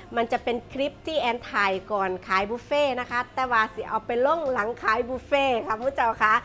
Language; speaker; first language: Thai; non-native, local second language; Northeastern Thai